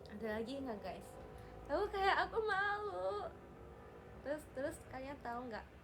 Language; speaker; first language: Indonesian; non-native, learner; Japanese